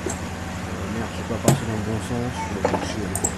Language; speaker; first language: French; native; French